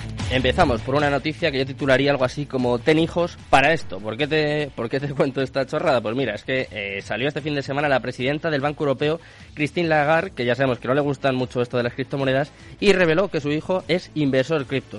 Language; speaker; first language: Spanish; native; Spanish